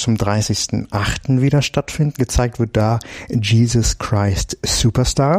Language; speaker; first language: German; native; German